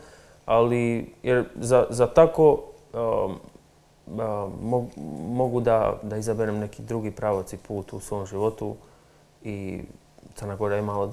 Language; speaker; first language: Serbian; non-native, local second language; Albanian